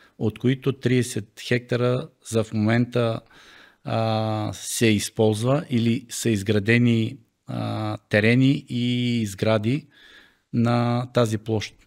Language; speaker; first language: Bulgarian; native; Bulgarian